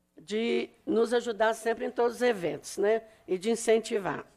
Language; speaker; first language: Portuguese; native; Portuguese